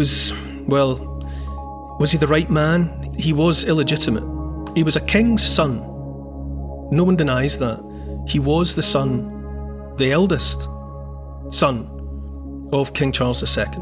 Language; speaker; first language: English; native; English